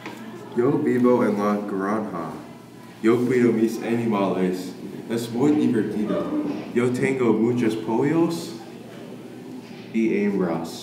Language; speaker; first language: Spanish; non-native, learner; English